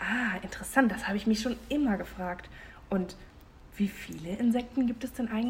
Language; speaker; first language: German; native; German